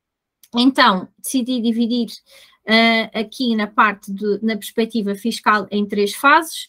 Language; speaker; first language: Portuguese; native; Portuguese